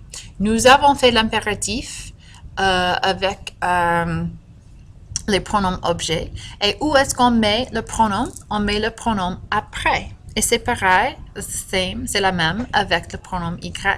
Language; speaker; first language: French; non-native, fluent; English